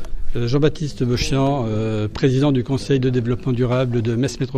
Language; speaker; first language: French; native; French